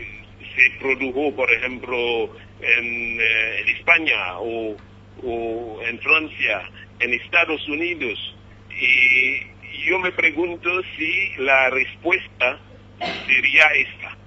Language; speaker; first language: Spanish; non-native, fluent; Haitian Creole